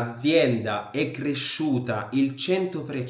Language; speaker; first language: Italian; non-native, fluent; Arabic